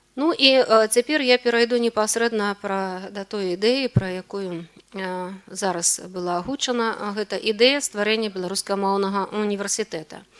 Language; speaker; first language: Belarusian; native; Belarusian